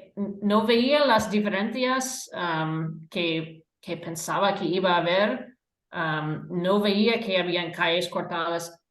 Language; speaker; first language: Spanish; non-native, fluent; English